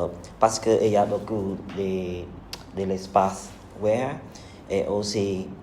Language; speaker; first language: French; non-native, learner; Khmer